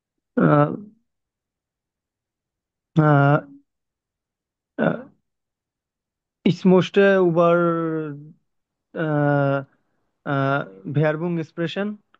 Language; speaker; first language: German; non-native, learner; Bangla